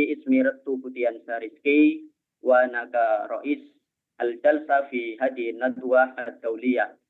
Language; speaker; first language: Arabic; non-native, fluent; Indonesian